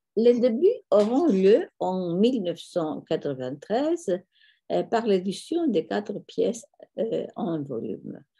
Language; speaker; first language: French; non-native, fluent; Greek